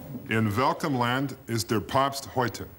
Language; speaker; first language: German; non-native, learner; English